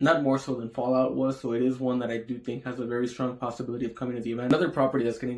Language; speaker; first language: English; native; English